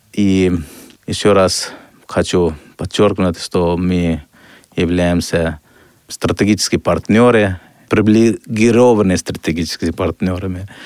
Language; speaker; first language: Russian; non-native, fluent; Hindi